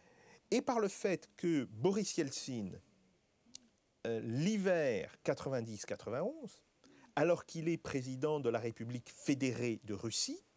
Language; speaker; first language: French; native; French